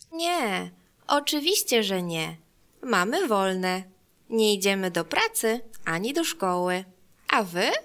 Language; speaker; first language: Polish; non-native, fluent; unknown